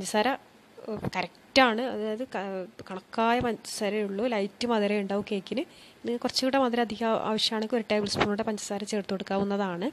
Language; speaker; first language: Malayalam; native; Malayalam